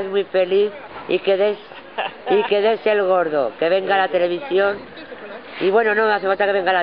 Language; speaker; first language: Spanish; native; Spanish